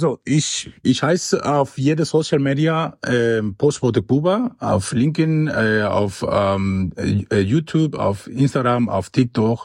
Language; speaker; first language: German; non-native, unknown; Spanish